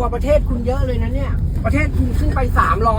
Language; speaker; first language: Thai; native; Thai